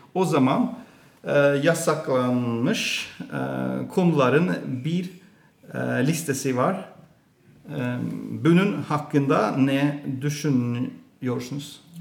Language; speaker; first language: Turkish; non-native, learner; Norwegian